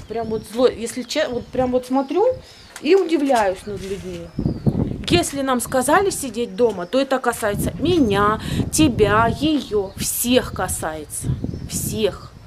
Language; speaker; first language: Russian; native; Russian